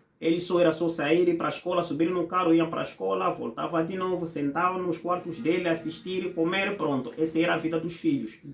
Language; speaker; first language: Portuguese; non-native, fluent; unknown